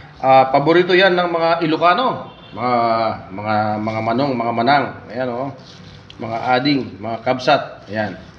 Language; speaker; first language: Filipino; non-native, local second language; Waray